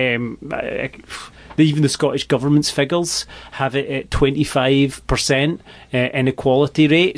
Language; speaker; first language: English; native; English